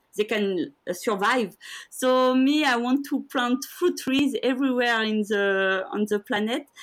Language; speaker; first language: English; non-native, learner; French